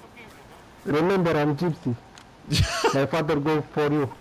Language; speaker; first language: English; non-native, learner; Romanian